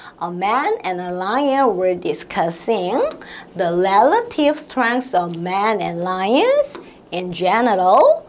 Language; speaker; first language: English; non-native, fluent; Korean